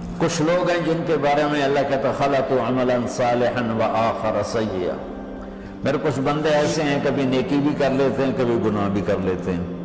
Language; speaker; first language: Urdu; non-native, local second language; Punjabi